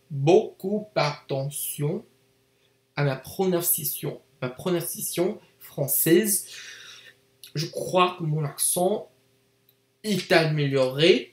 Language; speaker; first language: French; non-native, learner; English